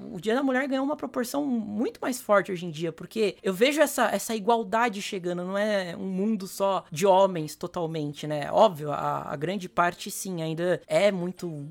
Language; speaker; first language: Portuguese; native; Portuguese